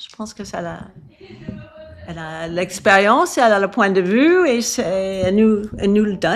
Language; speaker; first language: French; non-native, fluent; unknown